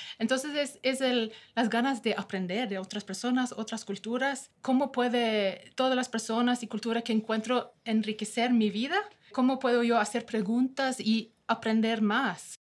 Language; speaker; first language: Spanish; non-native, fluent; Norwegian